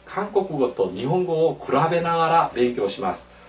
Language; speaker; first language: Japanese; non-native, fluent; Korean